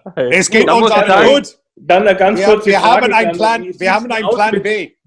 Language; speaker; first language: German; non-native, fluent; English